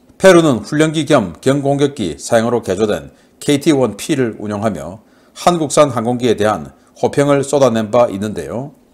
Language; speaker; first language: Korean; native; Korean